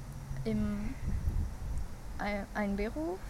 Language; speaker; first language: German; non-native, learner; French